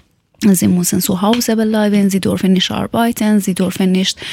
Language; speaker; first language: German; non-native, local second language; Persian